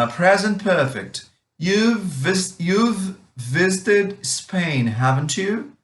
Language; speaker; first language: English; non-native, fluent; Portuguese